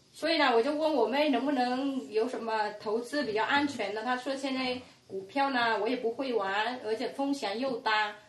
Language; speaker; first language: Chinese; non-native, fluent; Vietnamese